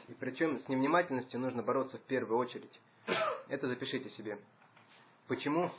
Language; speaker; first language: Russian; native; Russian